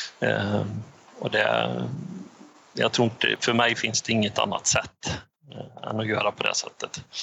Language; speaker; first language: Swedish; native; Swedish